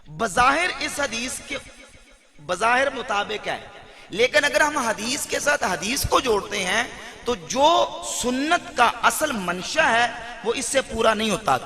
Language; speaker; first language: Urdu; non-native, local second language; Punjabi